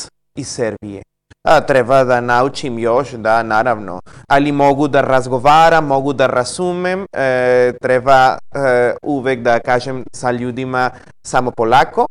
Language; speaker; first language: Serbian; non-native, learner; Spanish